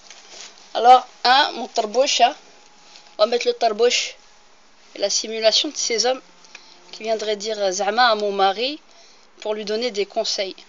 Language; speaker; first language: French; early bilingual, other home language; Arabic